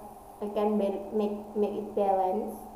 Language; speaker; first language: English; non-native, learner; Indonesian